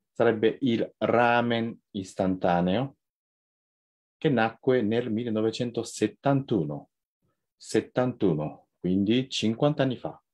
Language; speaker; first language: Italian; non-native, fluent; Japanese